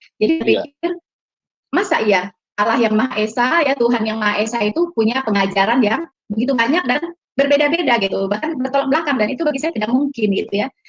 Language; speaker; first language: Indonesian; native; Indonesian